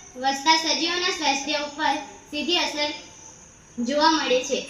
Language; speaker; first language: Gujarati; non-native, local second language; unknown